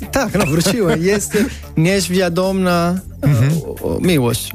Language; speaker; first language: Polish; non-native, learner; Italian